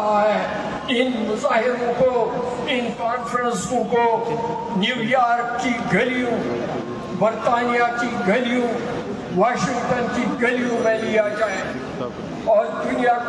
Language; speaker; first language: Urdu; non-native, local second language; Kashmiri